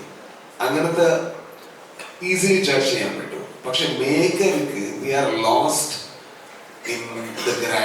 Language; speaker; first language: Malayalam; non-native, learner; Kannada